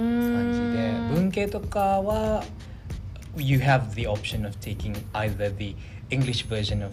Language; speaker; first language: English; non-native, local second language; Malay